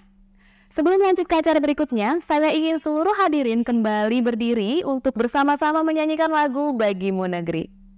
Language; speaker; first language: Indonesian; native; Indonesian